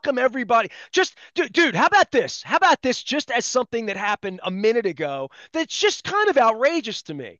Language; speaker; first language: English; native; English